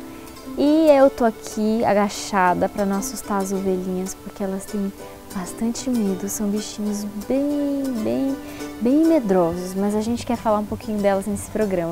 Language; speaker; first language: Portuguese; native; Portuguese